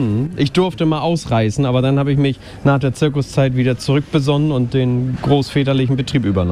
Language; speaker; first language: German; native; German